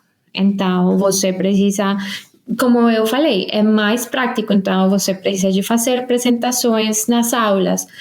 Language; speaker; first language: Portuguese; non-native, fluent; Spanish